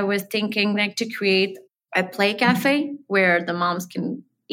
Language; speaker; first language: English; non-native, fluent; French